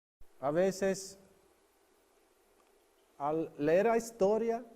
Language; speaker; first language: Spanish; non-native, learner; Norwegian